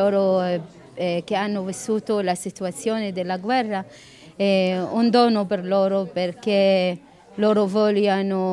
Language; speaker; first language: Italian; non-native, fluent; Arabic